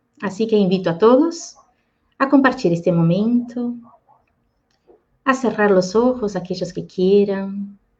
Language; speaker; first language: Spanish; native; Spanish